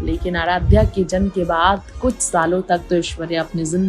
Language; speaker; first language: Hindi; native; Hindi